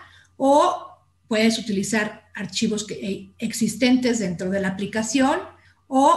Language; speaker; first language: Spanish; native; Spanish